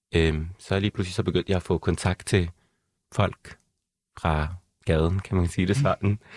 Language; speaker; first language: Danish; early bilingual, other home language; Arabic